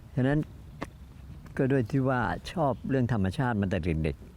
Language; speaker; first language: Thai; native; Thai